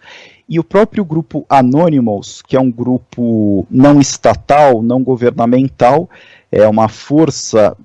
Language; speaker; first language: Portuguese; native; Portuguese